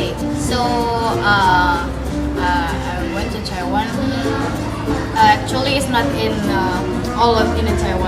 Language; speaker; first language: English; non-native, fluent; Indonesian